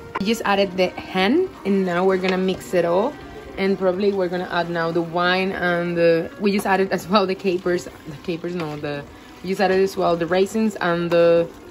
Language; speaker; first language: English; non-native, fluent; Spanish